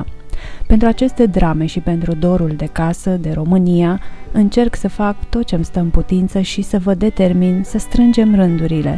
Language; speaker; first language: Romanian; native; Romanian